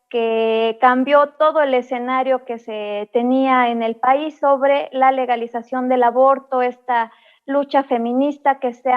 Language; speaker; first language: Spanish; native; Spanish